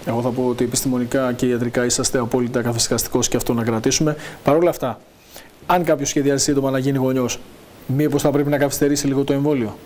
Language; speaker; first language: Greek; native; Greek